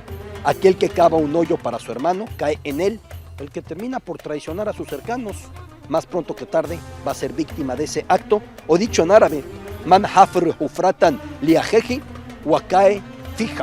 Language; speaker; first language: Spanish; native; Spanish